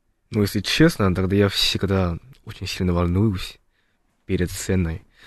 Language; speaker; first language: Russian; non-native, fluent; Chinese